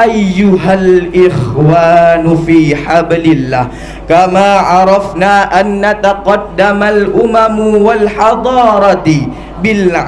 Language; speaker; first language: Arabic; non-native, learner; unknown